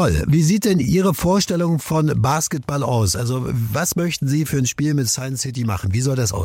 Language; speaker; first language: German; native; German